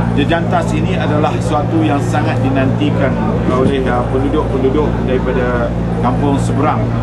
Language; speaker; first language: Malay; native; Malay